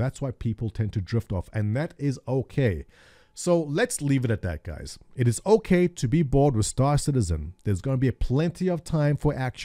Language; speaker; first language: English; native; English